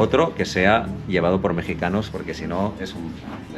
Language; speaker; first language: Spanish; native; Spanish